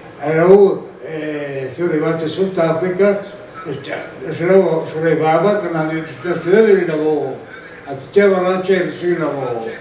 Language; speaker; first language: Italian; non-native, local second language; Friulian